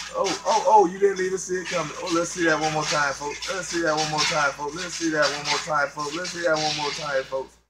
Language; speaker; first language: English; native; English